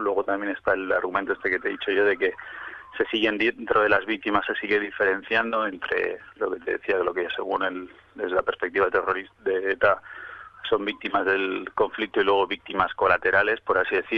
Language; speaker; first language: Spanish; native; Spanish